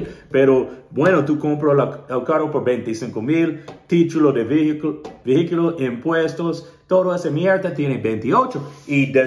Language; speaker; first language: Spanish; non-native, learner; English